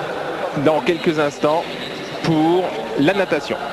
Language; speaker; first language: French; native; French